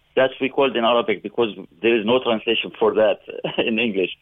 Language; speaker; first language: English; non-native, learner; Arabic